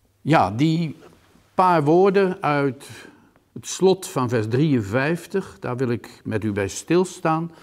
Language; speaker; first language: Dutch; native; Dutch